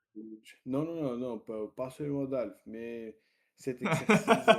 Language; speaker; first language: French; non-native, learner; Russian